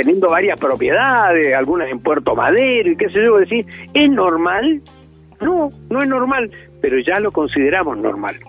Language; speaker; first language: Spanish; native; Spanish